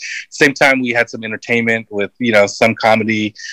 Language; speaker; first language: English; early bilingual, other home language; Filipino